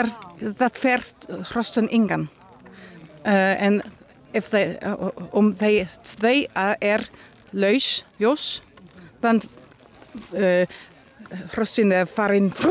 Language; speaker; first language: Icelandic; non-native, learner; Danish